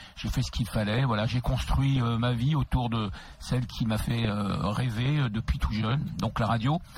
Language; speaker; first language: French; native; French